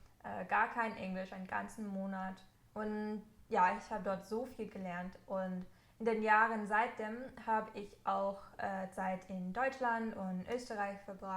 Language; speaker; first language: German; non-native, fluent; English